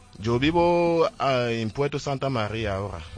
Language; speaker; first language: Spanish; non-native, learner; French